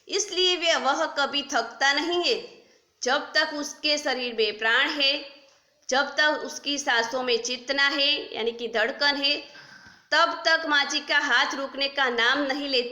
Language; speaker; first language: Hindi; non-native, local second language; Gujarati